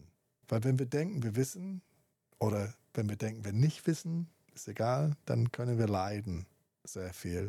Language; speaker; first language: German; non-native, fluent; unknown